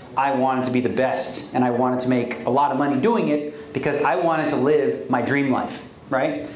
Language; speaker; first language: English; native; English